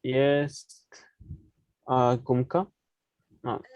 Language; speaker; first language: Polish; non-native, learner; Spanish